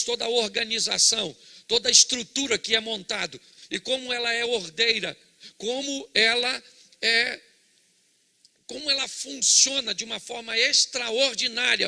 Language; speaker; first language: Portuguese; native; Portuguese